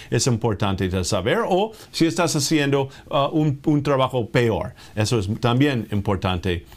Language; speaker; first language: Spanish; non-native, fluent; English